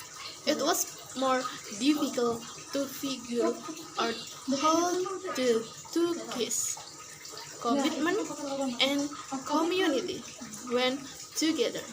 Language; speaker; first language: English; non-native, learner; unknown